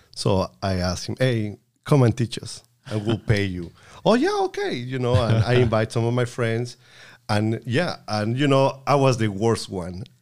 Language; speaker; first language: English; non-native, fluent; Spanish